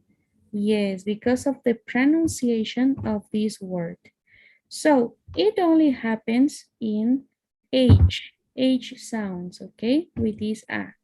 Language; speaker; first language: English; non-native, fluent; Spanish